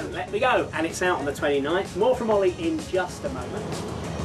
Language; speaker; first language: English; native; English